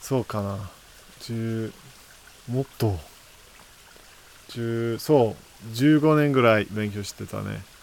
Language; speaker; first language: Japanese; non-native, fluent; English